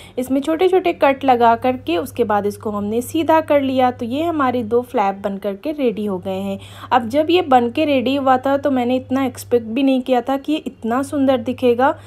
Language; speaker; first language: Hindi; native; Hindi